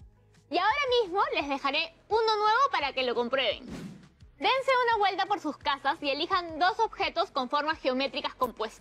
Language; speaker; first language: Spanish; native; Spanish